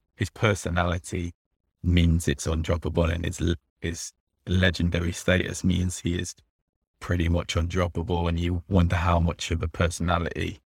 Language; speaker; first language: English; native; English